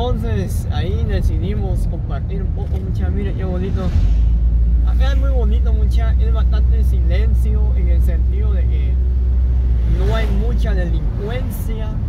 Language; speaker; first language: Spanish; native; Spanish